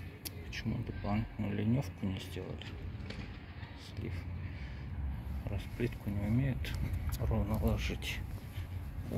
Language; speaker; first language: Russian; native; Russian